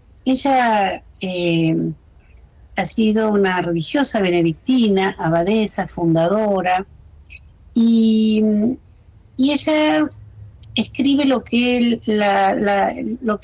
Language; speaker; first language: Spanish; native; Spanish